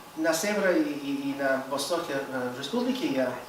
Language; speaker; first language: Russian; non-native, fluent; English